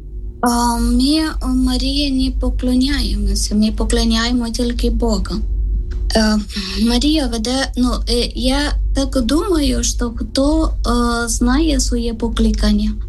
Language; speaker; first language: Ukrainian; non-native, learner; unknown